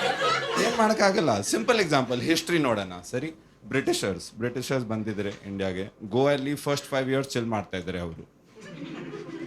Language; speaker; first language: Kannada; non-native, learner; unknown